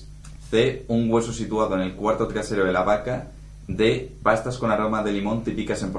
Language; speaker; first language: Spanish; native; Spanish